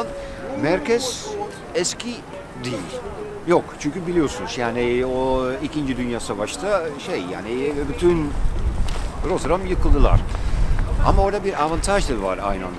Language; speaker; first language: Turkish; non-native, fluent; Dutch